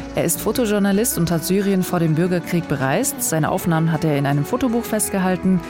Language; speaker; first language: German; native; German